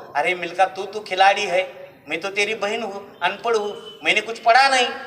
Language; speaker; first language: Hindi; non-native, local second language; Marathi